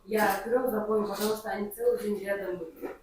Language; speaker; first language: Russian; non-native, local second language; Kyrgyz